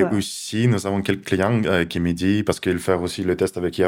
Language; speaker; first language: French; non-native, learner; Russian